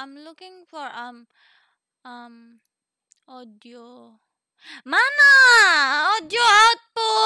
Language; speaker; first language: English; non-native, learner; Indonesian